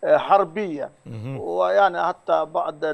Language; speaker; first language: Arabic; non-native, fluent; Turkish